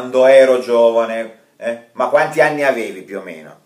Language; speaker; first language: Italian; non-native, fluent; Russian